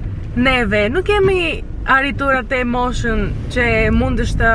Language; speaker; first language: Albanian; early bilingual, heritage; Albanian